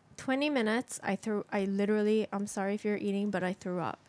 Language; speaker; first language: English; non-native, fluent; Japanese